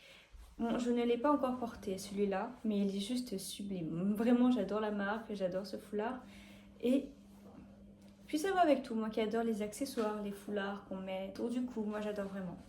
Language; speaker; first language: French; native; French